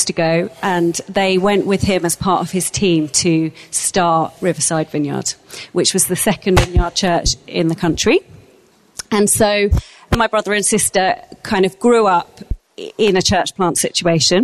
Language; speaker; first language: English; native; English